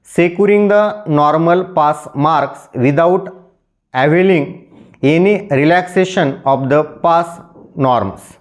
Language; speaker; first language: English; non-native, local second language; Marathi